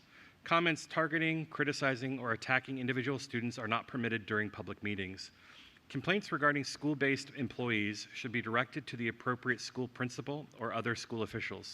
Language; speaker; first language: English; native; English